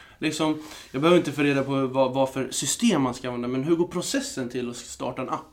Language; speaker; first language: Swedish; native; Swedish